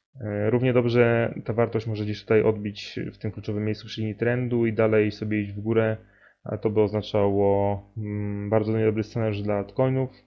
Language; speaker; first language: Polish; native; Polish